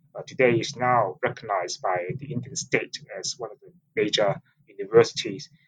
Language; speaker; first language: English; non-native, local second language; Cantonese